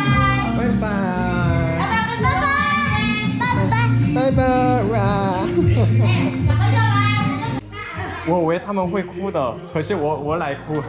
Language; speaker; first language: Chinese; non-native, learner; Korean